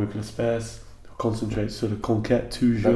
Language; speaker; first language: French; non-native, learner; English